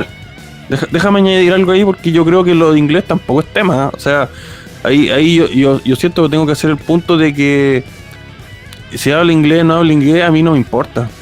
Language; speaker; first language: Spanish; native; Spanish